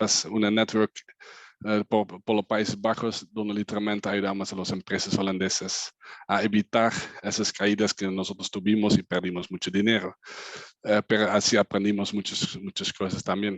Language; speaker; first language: Spanish; non-native, fluent; Dutch